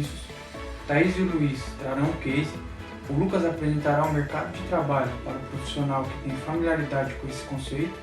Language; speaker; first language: Portuguese; native; Portuguese